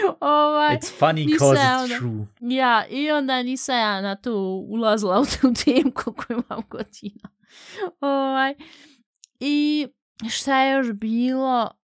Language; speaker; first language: Bosnian; early bilingual, heritage; Bosnian